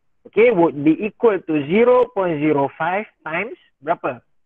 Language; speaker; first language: English; non-native, local second language; Malay